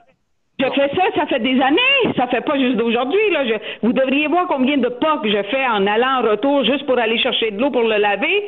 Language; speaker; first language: French; native; French